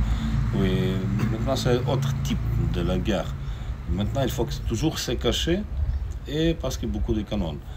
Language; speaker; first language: French; non-native, learner; Ukrainian